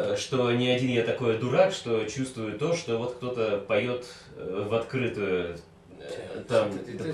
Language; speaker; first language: Russian; native; Russian